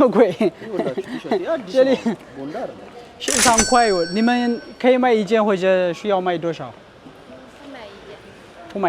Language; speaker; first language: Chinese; non-native, learner; Amharic